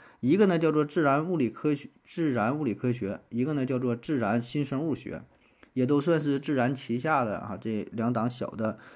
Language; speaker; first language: Chinese; native; Chinese